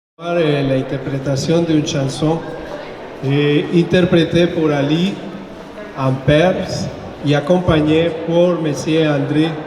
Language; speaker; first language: French; non-native, fluent; Spanish